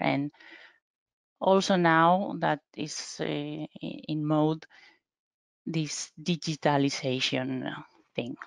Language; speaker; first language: English; non-native, fluent; Spanish